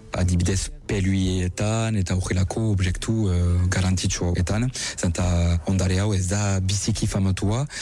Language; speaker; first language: Basque; non-native, local second language; French